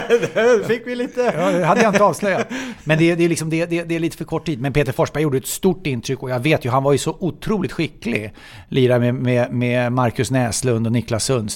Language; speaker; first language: Swedish; native; Swedish